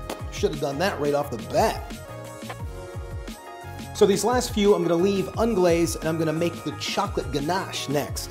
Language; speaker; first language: English; native; English